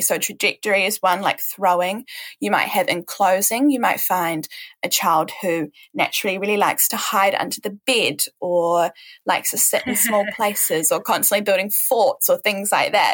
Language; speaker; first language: English; native; English